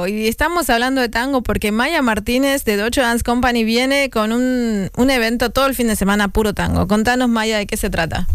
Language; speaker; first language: Spanish; native; Spanish